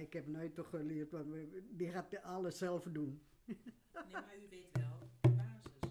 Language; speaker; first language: Dutch; non-native, learner; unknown